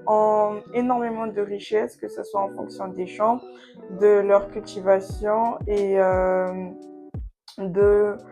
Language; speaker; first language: French; non-native, local second language; Comorian